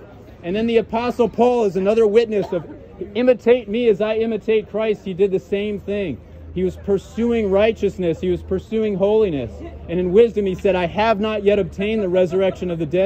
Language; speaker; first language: English; native; English